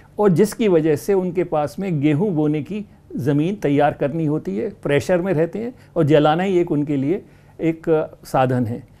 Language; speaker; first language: Hindi; native; Hindi